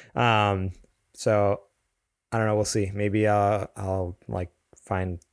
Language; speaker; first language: English; native; English